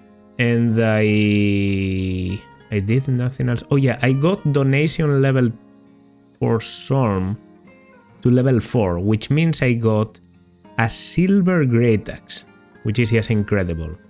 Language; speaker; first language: English; non-native, fluent; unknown